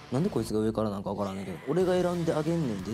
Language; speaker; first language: Japanese; native; Japanese